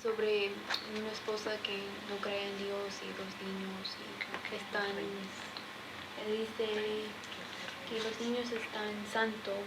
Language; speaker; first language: Spanish; non-native, learner; English